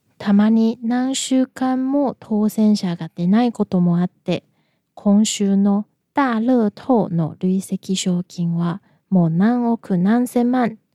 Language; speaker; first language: Japanese; non-native, fluent; Chinese